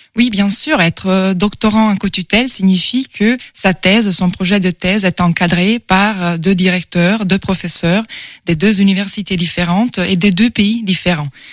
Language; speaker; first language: French; non-native, fluent; Italian